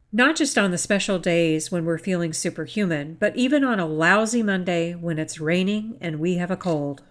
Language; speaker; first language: English; native; English